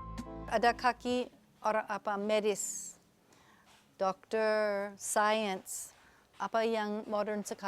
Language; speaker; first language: Indonesian; non-native, fluent; English